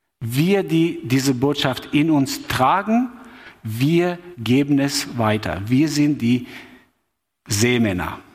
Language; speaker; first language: German; non-native, fluent; Albanian